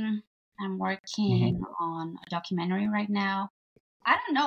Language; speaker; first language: English; non-native, fluent; Bulgarian